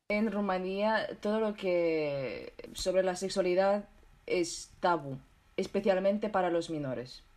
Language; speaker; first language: Spanish; non-native, fluent; Romanian